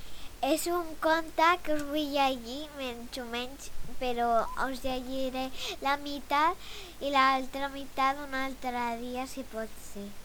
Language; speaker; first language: Catalan; non-native, local second language; Spanish